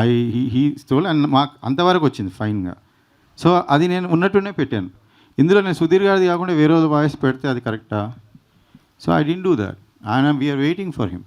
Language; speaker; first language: Telugu; native; Telugu